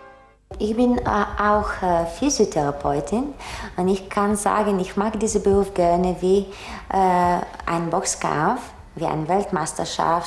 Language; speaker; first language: German; non-native, learner; Bulgarian